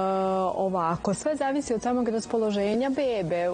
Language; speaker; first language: Serbian; native; Serbian